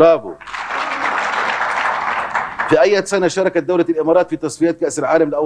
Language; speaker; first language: Arabic; native; Arabic